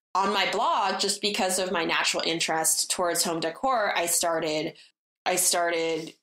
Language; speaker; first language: English; native; English